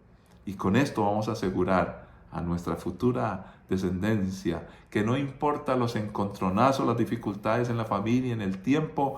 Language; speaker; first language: Spanish; native; Spanish